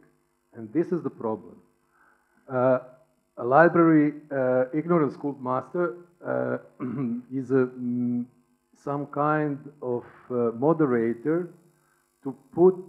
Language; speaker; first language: English; non-native, learner; Serbian